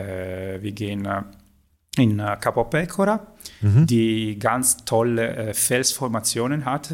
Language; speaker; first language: German; non-native, fluent; Italian